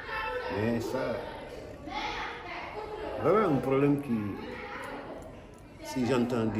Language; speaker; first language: French; non-native, local second language; Wolof